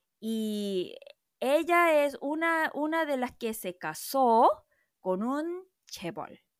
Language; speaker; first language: Spanish; non-native, fluent; Korean